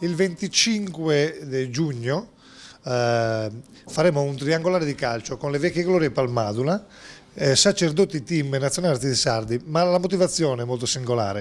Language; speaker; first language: Italian; native; Italian